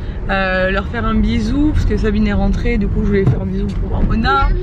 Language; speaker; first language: French; native; French